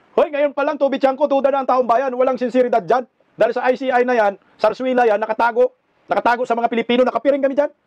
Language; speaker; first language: Filipino; non-native, local second language; Cebuano